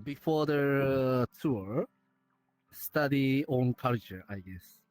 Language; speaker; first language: English; non-native, learner; Japanese